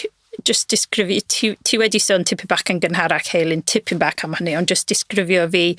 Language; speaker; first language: Welsh; non-native, local second language; English